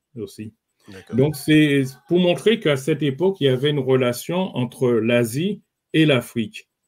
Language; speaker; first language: French; native; French